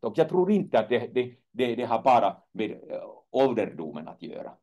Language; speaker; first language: Swedish; non-native, fluent; Finnish